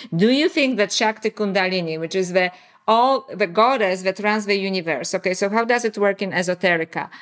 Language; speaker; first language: English; non-native, fluent; Polish